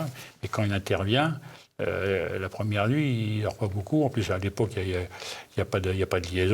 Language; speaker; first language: French; native; French